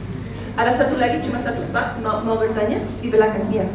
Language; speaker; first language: Indonesian; non-native, fluent; Spanish